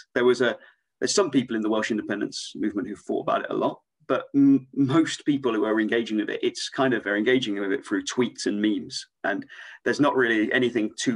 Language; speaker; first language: English; native; English